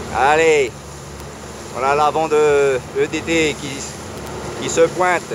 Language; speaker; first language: French; native; French